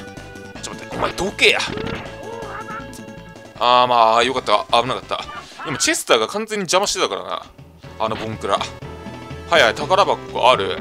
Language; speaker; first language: Japanese; native; Japanese